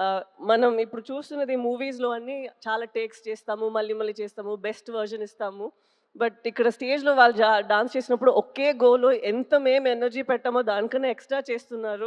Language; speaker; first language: Telugu; non-native, fluent; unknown